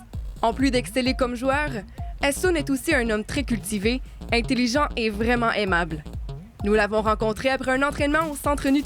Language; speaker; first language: French; native; French